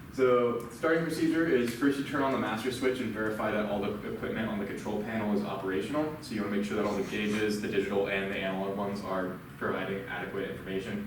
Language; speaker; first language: English; native; English